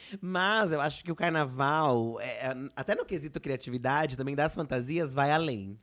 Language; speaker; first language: Portuguese; native; Portuguese